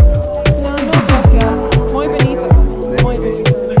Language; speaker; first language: Spanish; non-native, learner; English